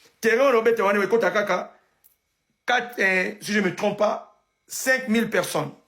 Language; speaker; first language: Lingala; native; Lingala